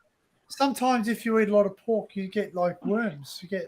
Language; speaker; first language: English; native; English